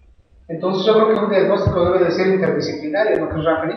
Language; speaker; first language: Spanish; native; Spanish